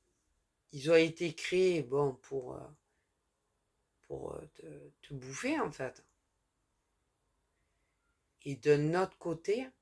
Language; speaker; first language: French; native; French